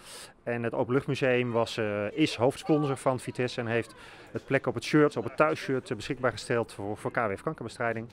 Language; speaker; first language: Dutch; native; Dutch